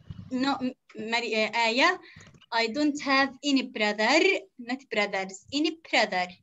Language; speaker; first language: English; non-native, fluent; Arabic